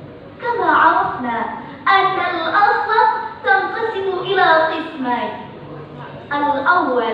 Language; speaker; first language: Arabic; non-native, fluent; Indonesian